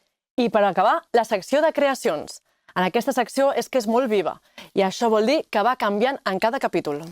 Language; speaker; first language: Catalan; native; Catalan